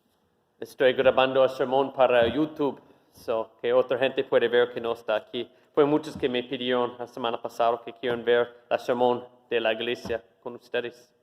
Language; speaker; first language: Spanish; non-native, fluent; English